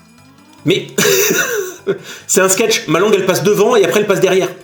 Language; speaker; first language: French; native; French